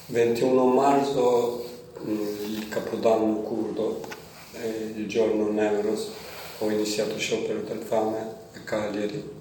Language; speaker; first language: Italian; non-native, learner; Kurdish